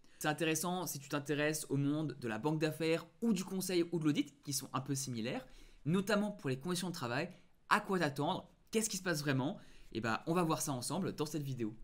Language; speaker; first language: French; native; French